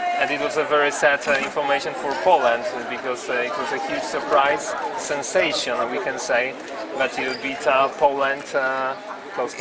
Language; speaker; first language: English; non-native, learner; Polish